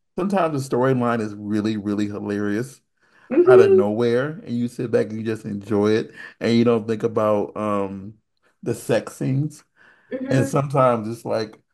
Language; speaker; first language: English; native; English